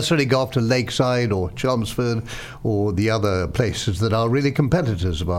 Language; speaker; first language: English; native; English